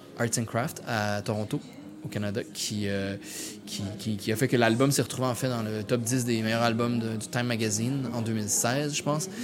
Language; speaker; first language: French; native; French